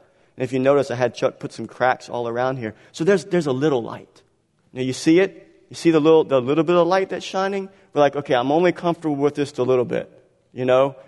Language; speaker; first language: English; native; English